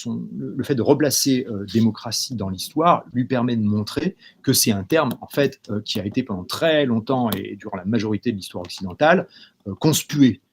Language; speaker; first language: French; native; French